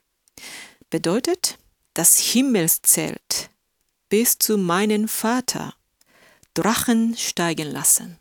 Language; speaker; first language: German; non-native, fluent; Japanese